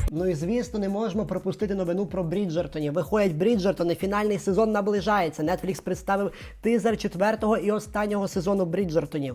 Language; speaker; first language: Ukrainian; non-native, local second language; Russian